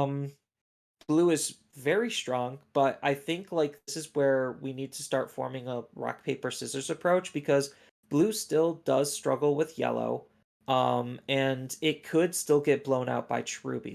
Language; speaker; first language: English; native; English